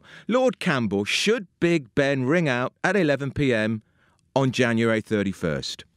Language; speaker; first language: English; native; English